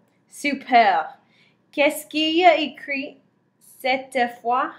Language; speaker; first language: French; non-native, learner; English